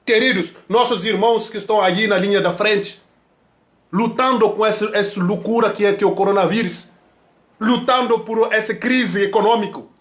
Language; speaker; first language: Portuguese; non-native, fluent; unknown